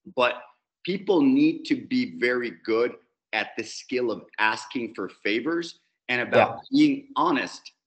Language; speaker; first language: English; non-native, fluent; Spanish